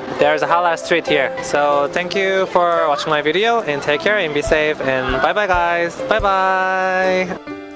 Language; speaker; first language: English; non-native, fluent; Korean